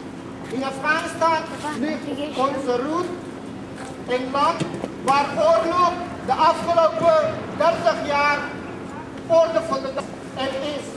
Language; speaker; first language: Dutch; non-native, fluent; Persian